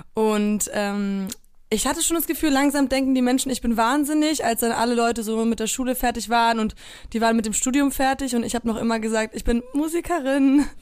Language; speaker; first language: German; early bilingual, other home language; Polish